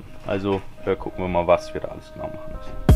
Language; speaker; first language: German; native; German